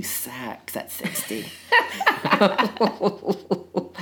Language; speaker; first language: English; native; English